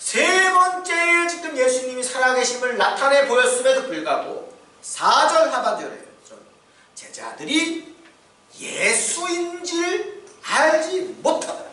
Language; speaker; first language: Korean; native; Korean